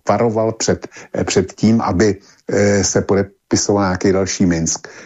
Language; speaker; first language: Czech; native; Czech